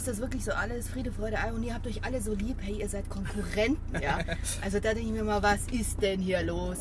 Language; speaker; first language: German; early bilingual, other home language; Bosnian